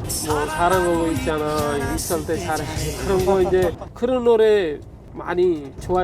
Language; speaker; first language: Korean; non-native, fluent; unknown